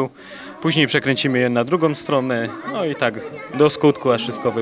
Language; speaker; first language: Polish; native; Polish